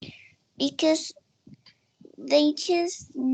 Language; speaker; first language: English; non-native, learner; Vietnamese